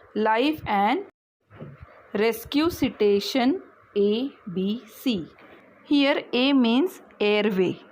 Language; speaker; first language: English; non-native, local second language; Marathi